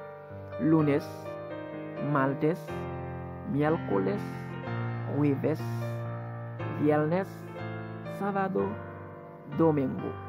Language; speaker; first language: Spanish; non-native, local second language; Haitian Creole